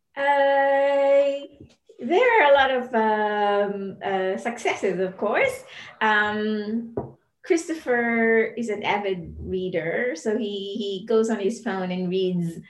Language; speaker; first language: English; non-native, local second language; Filipino